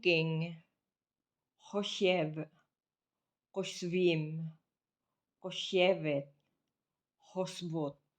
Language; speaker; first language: Hebrew; non-native, learner; Filipino